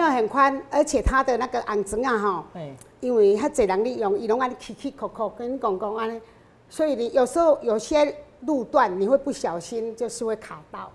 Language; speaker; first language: Chinese; non-native, local second language; Min Nan Chinese